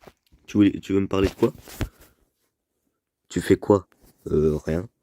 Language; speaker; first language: French; native; French